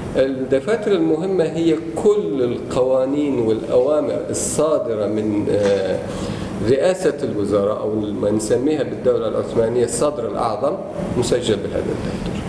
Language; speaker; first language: Arabic; non-native, fluent; Turkish